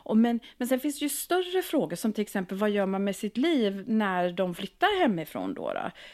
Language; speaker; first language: Swedish; native; Swedish